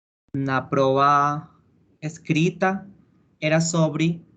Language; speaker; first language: Portuguese; non-native, learner; Spanish